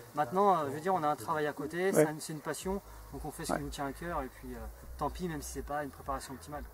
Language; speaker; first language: French; native; French